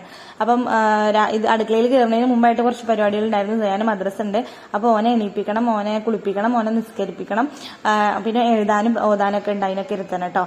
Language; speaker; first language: Malayalam; native; Malayalam